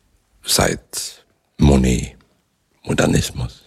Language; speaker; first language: German; non-native, fluent; Swedish